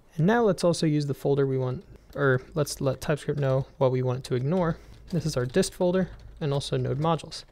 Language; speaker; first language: English; native; English